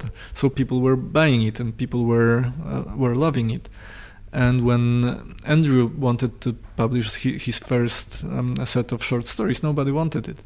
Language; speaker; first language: English; non-native, fluent; Polish